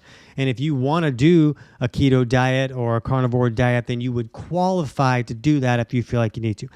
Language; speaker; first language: English; native; English